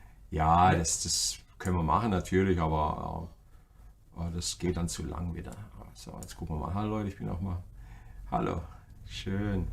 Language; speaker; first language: German; native; German